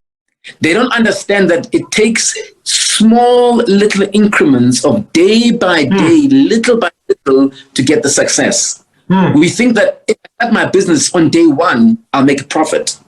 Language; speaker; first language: English; non-native, local second language; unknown